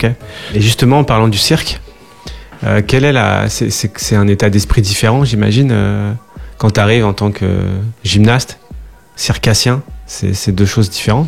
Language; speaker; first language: French; native; French